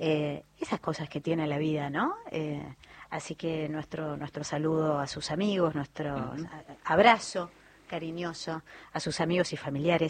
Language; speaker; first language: Spanish; native; Spanish